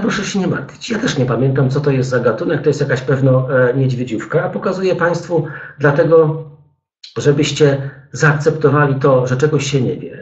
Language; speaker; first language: Polish; native; Polish